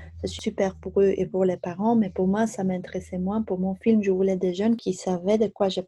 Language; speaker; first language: French; non-native, local second language; Dutch